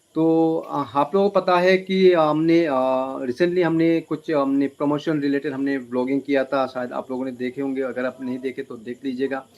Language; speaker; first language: Hindi; non-native, local second language; Bangla